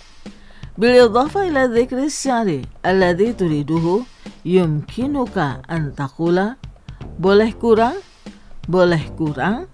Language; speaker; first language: Arabic; non-native, fluent; Indonesian